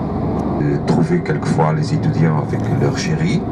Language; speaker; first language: French; non-native, fluent; Portuguese